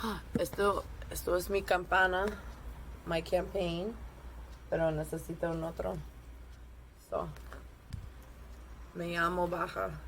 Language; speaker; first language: Spanish; non-native, learner; English